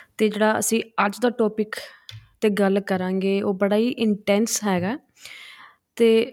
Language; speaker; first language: Punjabi; early bilingual, heritage; Punjabi